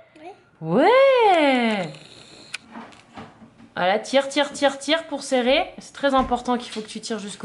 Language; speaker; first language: French; native; French